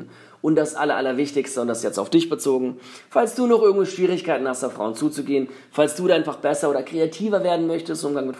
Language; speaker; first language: German; native; German